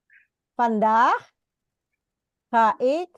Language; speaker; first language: Dutch; non-native, fluent; Indonesian